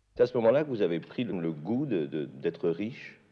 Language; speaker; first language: French; native; French